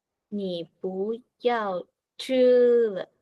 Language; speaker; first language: Chinese; non-native, learner; Vietnamese